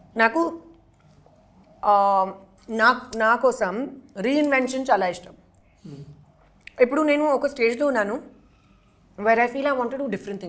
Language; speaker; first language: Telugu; non-native, learner; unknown